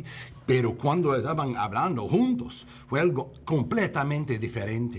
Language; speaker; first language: Spanish; non-native, learner; English